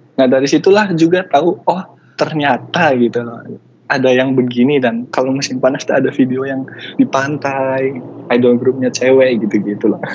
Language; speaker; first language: Indonesian; native; Indonesian